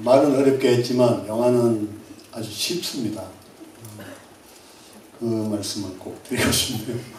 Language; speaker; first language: Korean; native; Korean